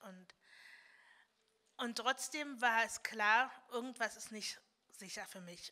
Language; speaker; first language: German; early bilingual, other home language; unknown